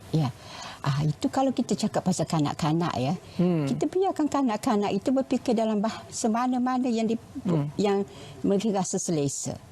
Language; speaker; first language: Malay; native; Malay